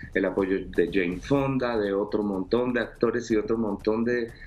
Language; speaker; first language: Spanish; native; Spanish